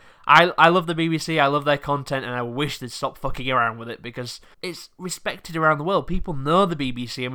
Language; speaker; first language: English; native; English